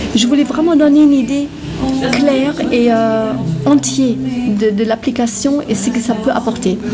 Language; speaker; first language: French; non-native, fluent; German